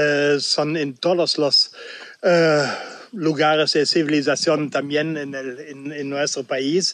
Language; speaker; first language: Spanish; non-native, local second language; German